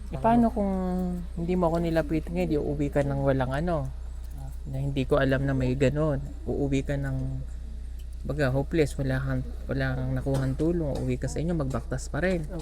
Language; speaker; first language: Filipino; native; Filipino